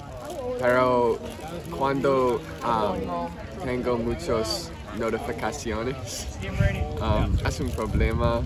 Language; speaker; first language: Spanish; non-native, learner; English